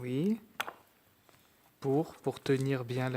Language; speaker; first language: French; native; French